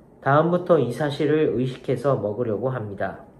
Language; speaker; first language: Korean; non-native, learner; Japanese